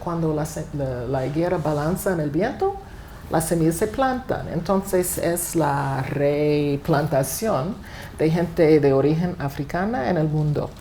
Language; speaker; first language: Spanish; non-native, fluent; English